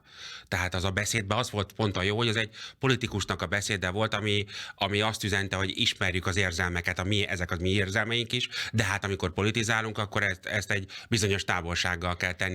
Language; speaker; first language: Hungarian; native; Hungarian